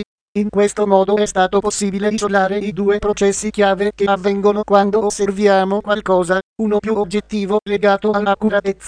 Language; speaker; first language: Italian; native; Italian